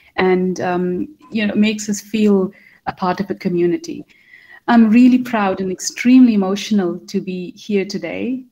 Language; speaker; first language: English; non-native, local second language; Hindi